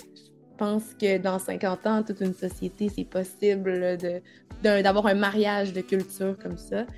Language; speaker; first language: French; native; French